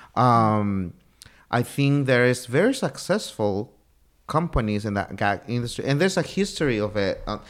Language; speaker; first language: English; non-native, fluent; Spanish